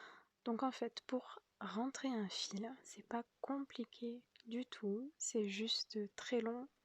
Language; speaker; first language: French; native; French